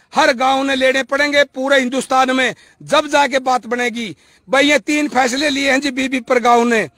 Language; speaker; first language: Hindi; native; Hindi